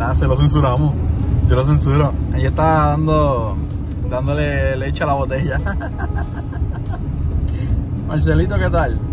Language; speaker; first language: Spanish; native; Spanish